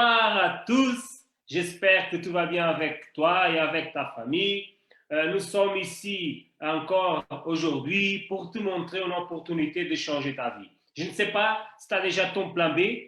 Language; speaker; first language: French; non-native, fluent; Portuguese